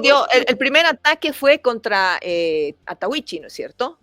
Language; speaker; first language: Spanish; native; Spanish